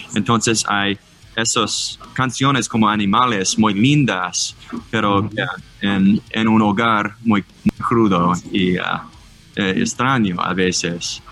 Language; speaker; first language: Spanish; non-native, learner; English